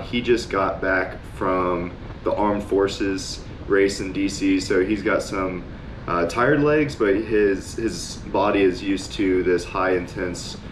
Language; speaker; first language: English; native; English